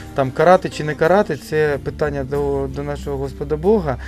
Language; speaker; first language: Ukrainian; native; Ukrainian